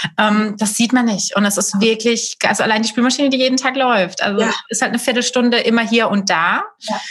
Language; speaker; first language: German; native; German